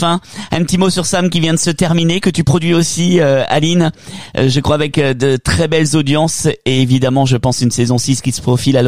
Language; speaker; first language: French; native; French